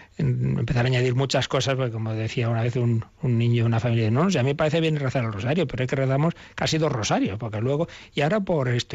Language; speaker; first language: Spanish; native; Spanish